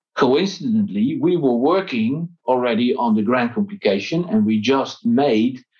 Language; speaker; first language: English; non-native, fluent; Dutch